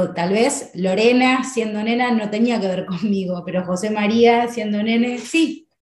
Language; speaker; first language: Spanish; native; Spanish